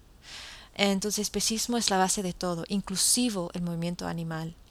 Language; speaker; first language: Spanish; non-native, fluent; English